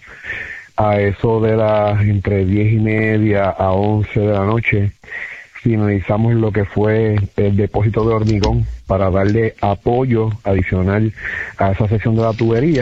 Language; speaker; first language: Spanish; native; Spanish